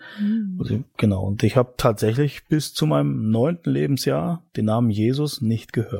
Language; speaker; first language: German; native; German